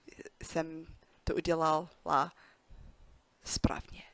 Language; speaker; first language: Czech; non-native, learner; English